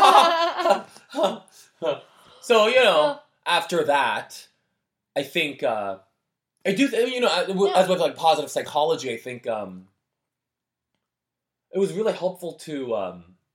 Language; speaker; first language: English; early bilingual, other home language; Korean